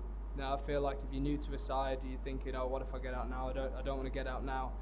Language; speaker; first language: English; native; English